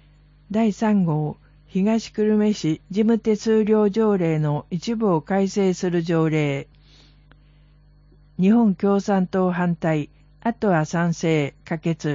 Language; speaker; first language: Japanese; native; Japanese